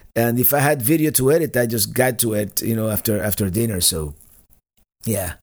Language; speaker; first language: English; non-native, fluent; Spanish